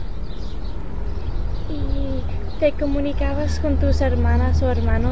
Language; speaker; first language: Spanish; early bilingual, heritage; Spanish